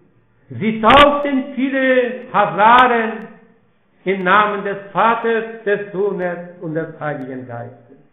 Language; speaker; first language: German; non-native, fluent; Polish